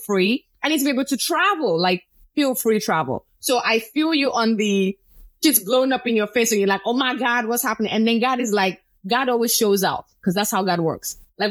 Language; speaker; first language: English; non-native, local second language; Yoruba